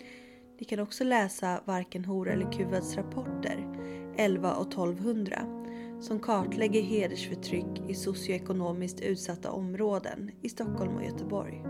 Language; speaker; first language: Swedish; native; Swedish